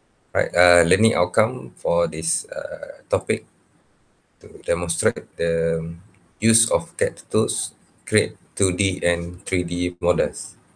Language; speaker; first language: English; non-native, local second language; Malay